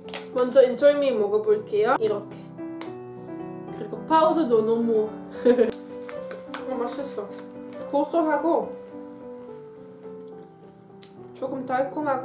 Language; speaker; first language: Korean; non-native, fluent; Dutch